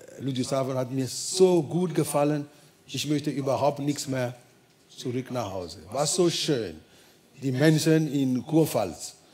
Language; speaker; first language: German; non-native, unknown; Ewe